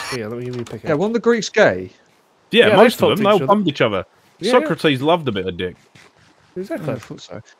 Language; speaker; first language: English; native; English